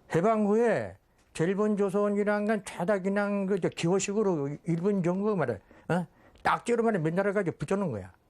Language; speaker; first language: Korean; early bilingual, heritage; Korean